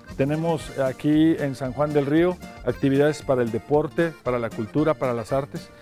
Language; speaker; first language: Spanish; native; Spanish